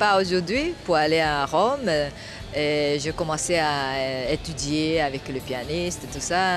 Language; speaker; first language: French; non-native, fluent; Chinese